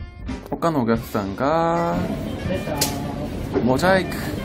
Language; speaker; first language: Japanese; non-native, fluent; Korean